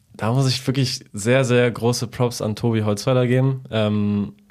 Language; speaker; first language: German; early bilingual, other home language; Polish